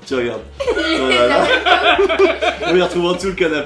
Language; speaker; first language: French; native; French